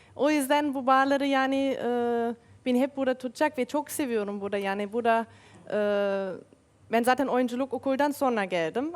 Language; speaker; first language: Turkish; non-native, fluent; German